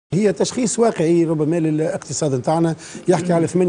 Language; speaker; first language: Arabic; native; Arabic